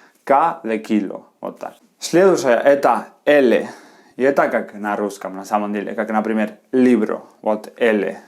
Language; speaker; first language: Russian; non-native, fluent; Spanish